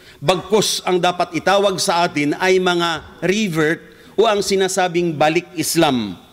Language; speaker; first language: Filipino; non-native, local second language; Hiligaynon